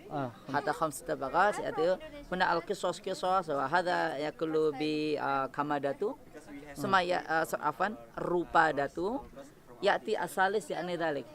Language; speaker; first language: Arabic; non-native, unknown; Indonesian